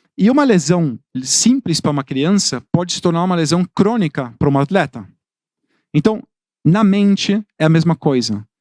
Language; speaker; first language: Portuguese; non-native, fluent; Dutch